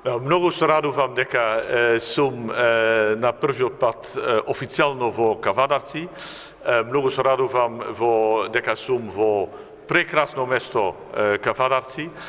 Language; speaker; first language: Macedonian; non-native, fluent; Dutch